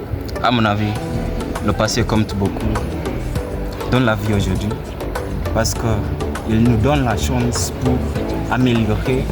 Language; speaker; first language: French; non-native, learner; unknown